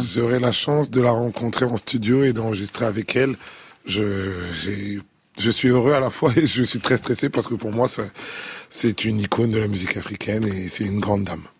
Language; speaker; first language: French; early bilingual, other home language; Lingala